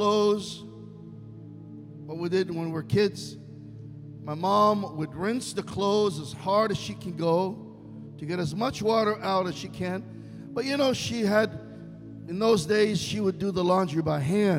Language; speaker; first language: English; non-native, fluent; Hebrew